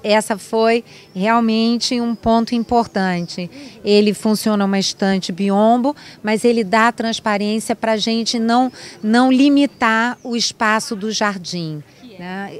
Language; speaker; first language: Portuguese; native; Portuguese